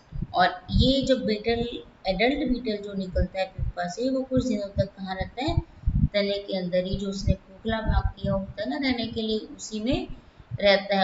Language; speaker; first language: Hindi; native; Hindi